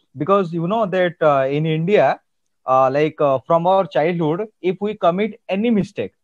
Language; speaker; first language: English; non-native, local second language; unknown